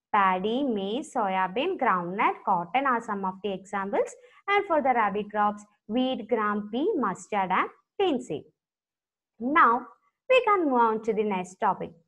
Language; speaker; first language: English; non-native, local second language; Malayalam